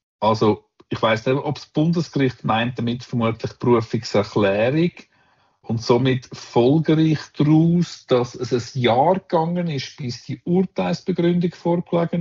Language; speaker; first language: German; native; German